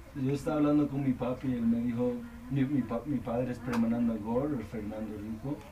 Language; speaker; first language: Spanish; non-native, learner; English